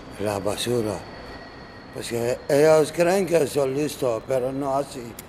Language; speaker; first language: Spanish; non-native, learner; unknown